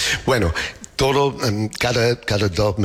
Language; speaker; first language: Spanish; non-native, learner; English